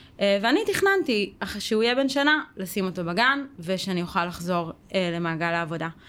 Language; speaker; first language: Hebrew; native; Hebrew